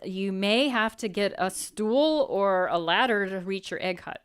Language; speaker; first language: English; native; English